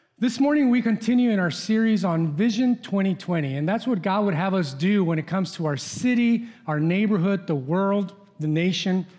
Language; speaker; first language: English; non-native, fluent; Spanish